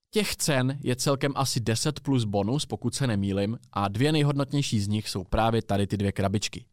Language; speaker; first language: Czech; native; Czech